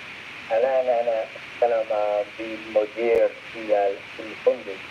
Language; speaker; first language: Arabic; non-native, learner; English